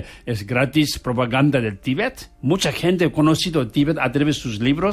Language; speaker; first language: Spanish; non-native, learner; Tibetan